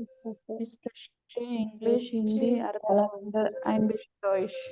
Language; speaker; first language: German; non-native, learner; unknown